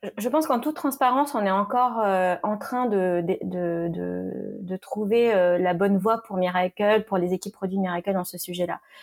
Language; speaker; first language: French; native; French